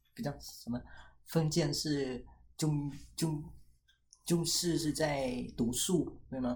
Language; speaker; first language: Chinese; non-native, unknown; Vietnamese